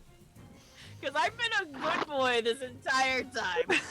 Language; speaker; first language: English; native; English